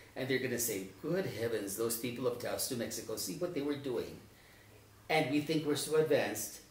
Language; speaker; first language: English; native; English